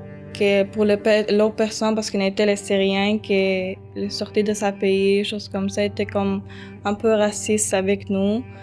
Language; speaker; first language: French; early bilingual, other home language; Arabic